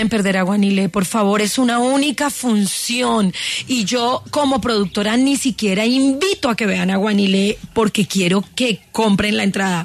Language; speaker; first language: Spanish; native; Spanish